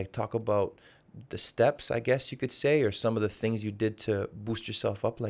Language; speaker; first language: English; native; English